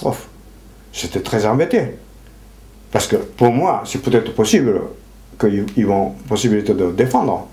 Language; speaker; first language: French; non-native, fluent; Japanese